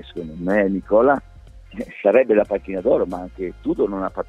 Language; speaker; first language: Italian; native; Italian